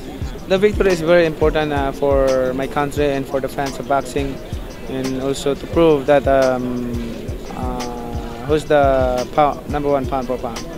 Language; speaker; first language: English; non-native, learner; Cebuano